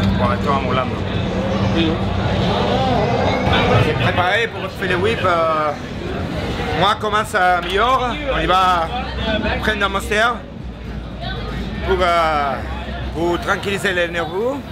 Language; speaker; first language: French; non-native, learner; Spanish